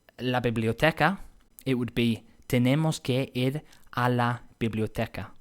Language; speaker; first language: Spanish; non-native, learner; English